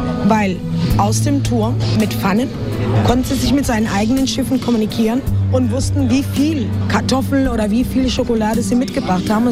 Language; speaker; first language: German; non-native, fluent; Spanish